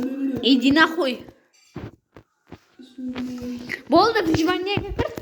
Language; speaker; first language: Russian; non-native, learner; Kazakh